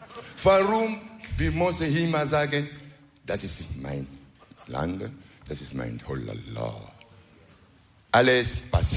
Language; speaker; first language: German; non-native, learner; French